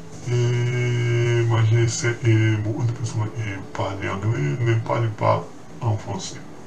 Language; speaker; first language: French; non-native, learner; Portuguese